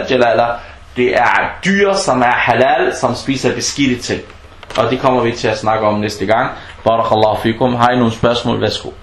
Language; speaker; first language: Danish; non-native, fluent; Arabic